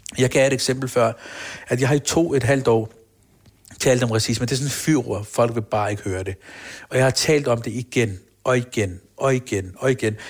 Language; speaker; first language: Danish; early bilingual, other home language; Urdu